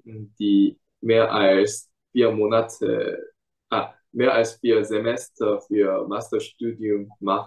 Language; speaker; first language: German; non-native, fluent; Korean